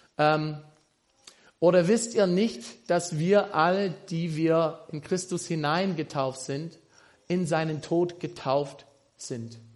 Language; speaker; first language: German; non-native, fluent; English